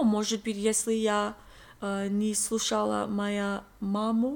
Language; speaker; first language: Russian; non-native, learner; English